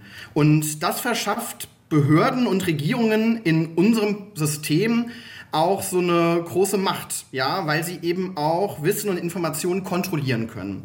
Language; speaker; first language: German; native; German